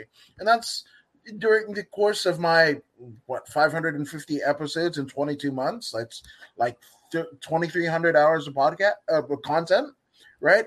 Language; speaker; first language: English; native; English